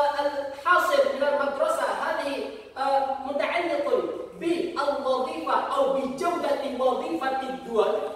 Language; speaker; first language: Arabic; non-native, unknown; Indonesian